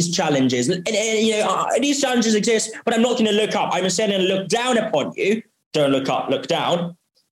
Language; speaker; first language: English; non-native, local second language; Cantonese